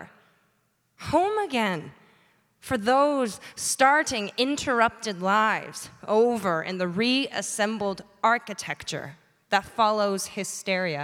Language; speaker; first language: English; native; English